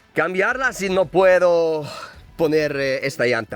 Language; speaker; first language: Spanish; non-native, learner; English